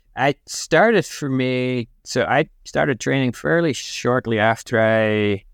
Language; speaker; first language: English; non-native, fluent; Dutch